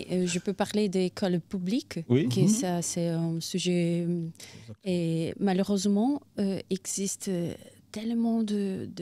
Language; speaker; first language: French; non-native, fluent; Portuguese